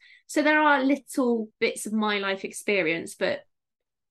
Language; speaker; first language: English; native; English